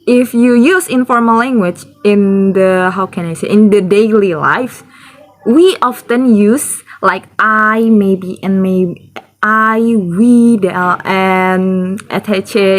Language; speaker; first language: English; non-native, learner; Indonesian